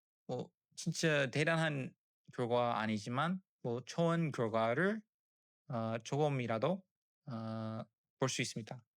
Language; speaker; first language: Korean; non-native, learner; English